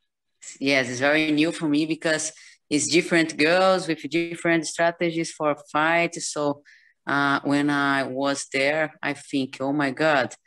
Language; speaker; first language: English; non-native, learner; Portuguese